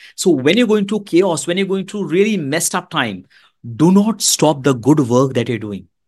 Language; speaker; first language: English; non-native, local second language; Hindi